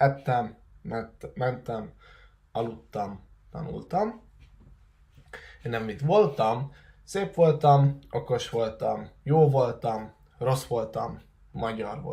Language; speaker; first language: Hungarian; non-native, fluent; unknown